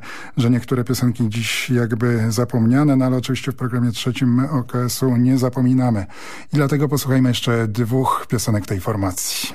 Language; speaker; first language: Polish; native; Polish